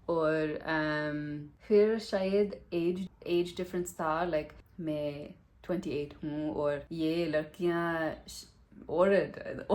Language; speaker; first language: Hindi; non-native, learner; English